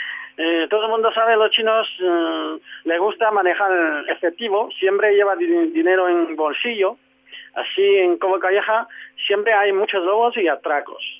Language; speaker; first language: Spanish; non-native, learner; Chinese